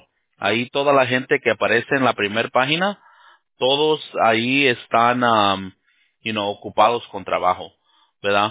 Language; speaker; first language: Spanish; early bilingual, heritage; Spanish